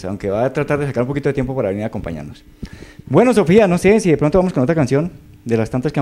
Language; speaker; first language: Spanish; native; Spanish